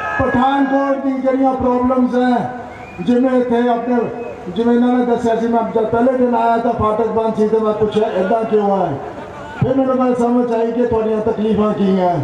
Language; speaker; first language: Punjabi; non-native, local second language; Hindi